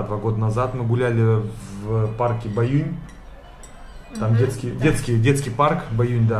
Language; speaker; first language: Russian; native; Russian